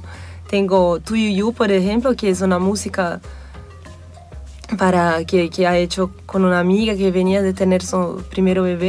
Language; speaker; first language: Spanish; non-native, fluent; Portuguese